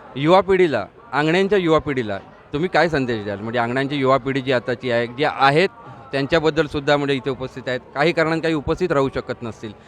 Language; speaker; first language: Marathi; native; Marathi